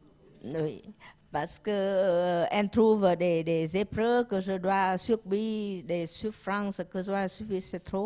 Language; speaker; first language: French; non-native, learner; Vietnamese